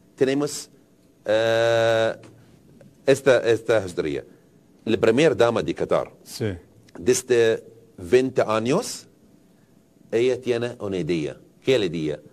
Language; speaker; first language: Spanish; non-native, learner; Arabic